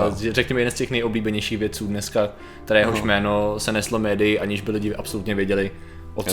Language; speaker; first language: Czech; native; Czech